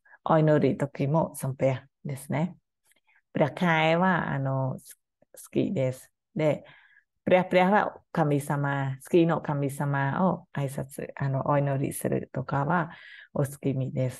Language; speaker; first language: Japanese; non-native, learner; Khmer